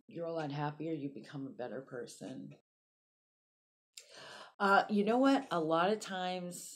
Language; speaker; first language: English; native; English